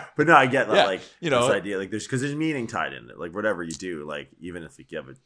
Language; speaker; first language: English; native; English